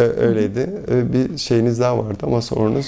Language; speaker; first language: Turkish; early bilingual, heritage; Turkish